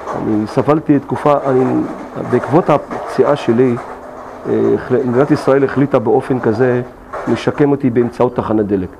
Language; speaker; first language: Hebrew; non-native, local second language; Arabic